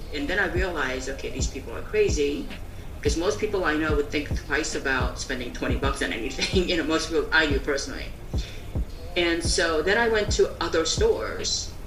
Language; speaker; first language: English; early bilingual, other home language; Korean